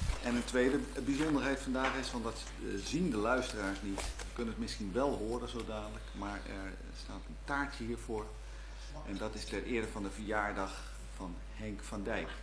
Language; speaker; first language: Dutch; native; Dutch